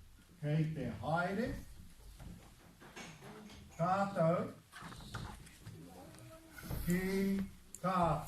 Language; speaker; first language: Māori; non-native, local second language; English